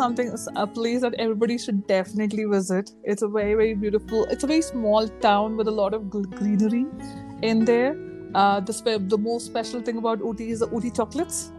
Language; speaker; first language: English; non-native, local second language; Urdu